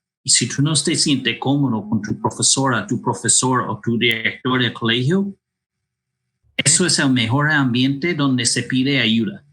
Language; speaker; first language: Spanish; non-native, fluent; English